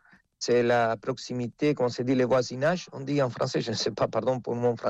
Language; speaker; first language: French; non-native, fluent; Spanish